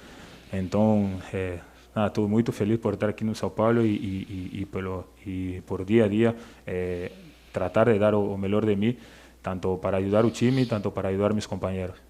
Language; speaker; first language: Portuguese; non-native, fluent; Spanish